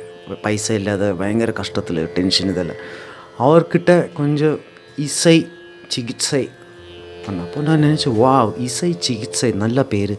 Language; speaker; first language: Tamil; non-native, learner; Malayalam